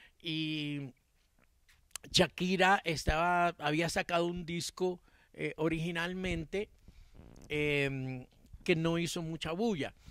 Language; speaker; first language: Spanish; early bilingual, heritage; Spanish